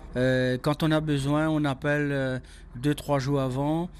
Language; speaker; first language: French; non-native, local second language; Réunion Creole French